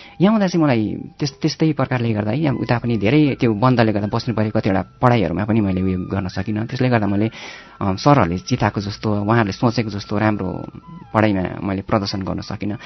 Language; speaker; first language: Nepali; native; Nepali